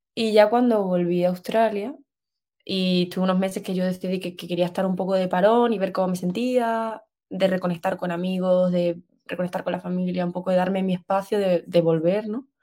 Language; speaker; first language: Spanish; native; Spanish